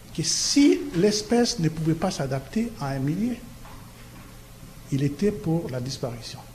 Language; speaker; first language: French; non-native, local second language; Lingala